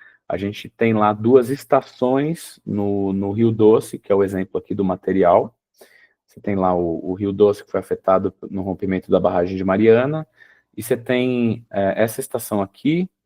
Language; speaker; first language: Portuguese; native; Portuguese